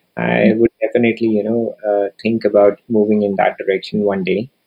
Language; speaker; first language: English; non-native, local second language; Hindi